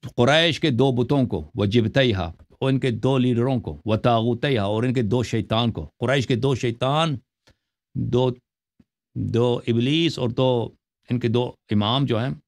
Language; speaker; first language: Urdu; non-native, local second language; Punjabi